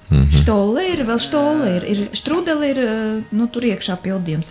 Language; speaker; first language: Latvian; native; Latvian